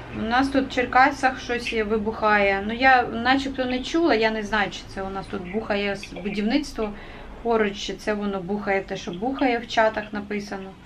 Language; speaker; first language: Ukrainian; native; Ukrainian